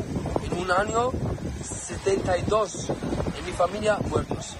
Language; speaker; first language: Spanish; non-native, learner; Arabic